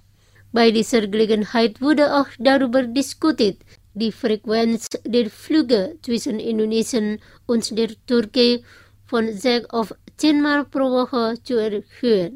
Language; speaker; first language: German; non-native, fluent; Indonesian